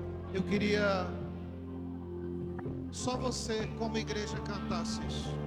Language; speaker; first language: Portuguese; native; Portuguese